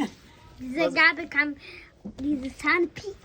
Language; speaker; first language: German; early bilingual, other home language; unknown